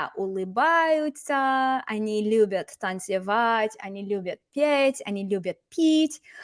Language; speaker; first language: Russian; non-native, fluent; English